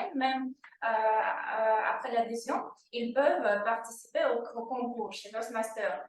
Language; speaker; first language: French; non-native, fluent; Russian